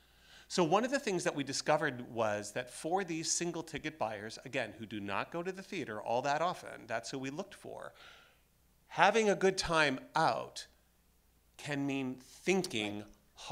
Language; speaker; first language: English; native; English